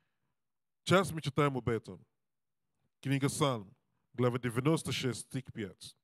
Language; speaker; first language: Russian; non-native, learner; English